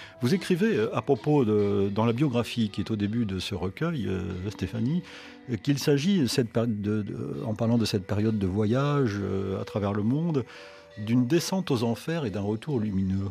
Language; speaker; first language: French; native; French